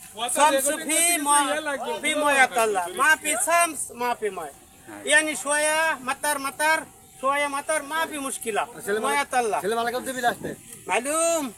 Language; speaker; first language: Arabic; non-native, learner; Bangla